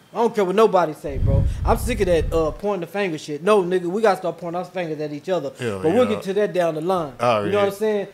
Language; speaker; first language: English; native; English